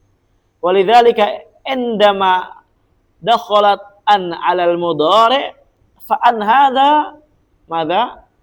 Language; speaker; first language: Arabic; non-native, fluent; Indonesian